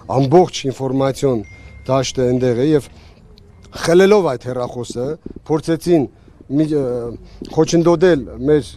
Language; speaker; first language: Armenian; native; Armenian